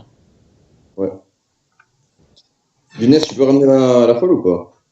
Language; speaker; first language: French; native; French